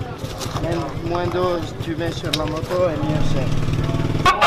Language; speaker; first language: French; non-native, learner; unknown